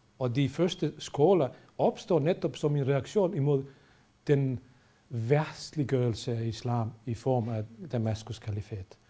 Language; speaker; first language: Danish; non-native, fluent; Bosnian